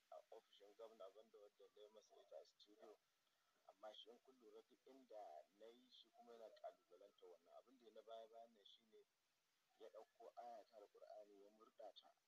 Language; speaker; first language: Hausa; native; Hausa